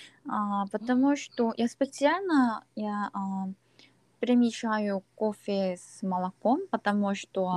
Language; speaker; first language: Russian; non-native, learner; Korean